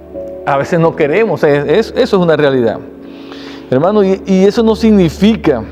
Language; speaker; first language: Spanish; native; Spanish